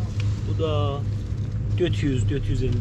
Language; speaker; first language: Turkish; non-native, fluent; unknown